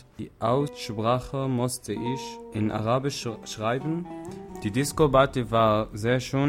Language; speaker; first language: German; early bilingual, other home language; Arabic